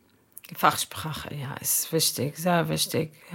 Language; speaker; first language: German; non-native, fluent; Arabic